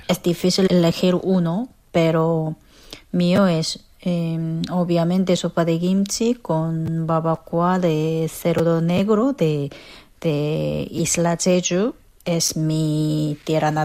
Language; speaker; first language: Spanish; non-native, learner; Korean